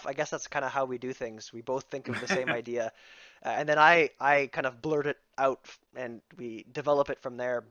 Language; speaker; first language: English; native; English